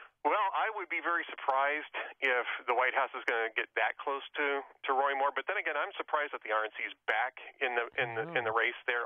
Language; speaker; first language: English; native; English